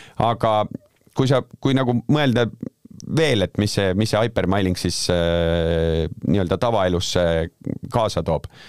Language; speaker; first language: Estonian; native; Estonian